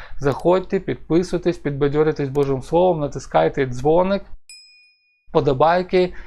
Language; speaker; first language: Ukrainian; non-native, local second language; Russian